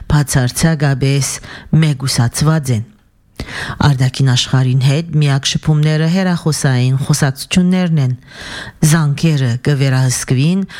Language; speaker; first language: Armenian; early bilingual, heritage; Armenian